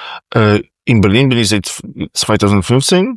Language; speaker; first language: German; non-native, fluent; Polish